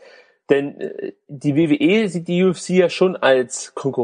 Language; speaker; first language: German; native; German